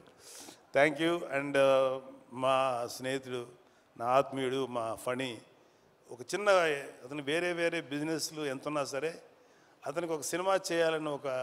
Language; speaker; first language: Telugu; native; Telugu